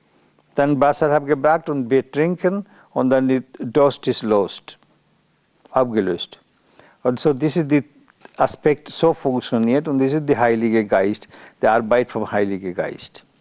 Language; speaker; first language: German; non-native, learner; Bangla